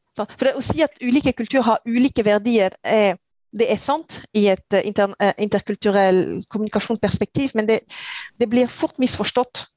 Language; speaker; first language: Norwegian; non-native, fluent; French